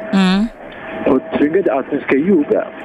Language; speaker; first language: Swedish; non-native, fluent; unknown